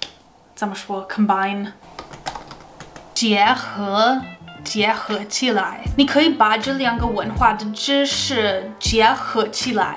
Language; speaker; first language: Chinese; non-native, fluent; English